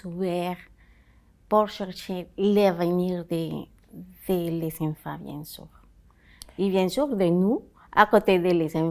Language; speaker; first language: French; non-native, learner; Spanish